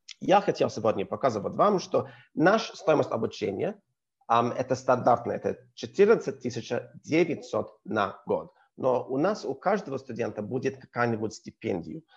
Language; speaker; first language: Russian; non-native, learner; English